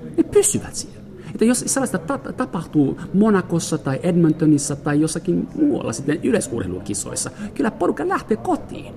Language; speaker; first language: Finnish; non-native, fluent; French